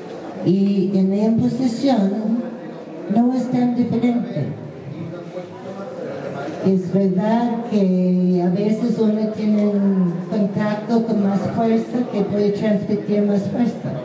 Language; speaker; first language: Spanish; non-native, fluent; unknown